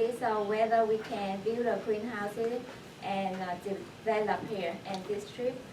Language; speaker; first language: English; non-native, fluent; Vietnamese